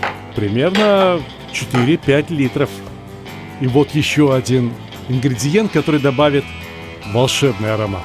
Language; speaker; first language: Russian; native; Russian